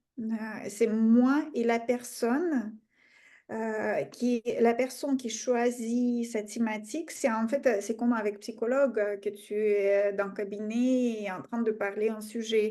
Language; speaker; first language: French; non-native, fluent; Russian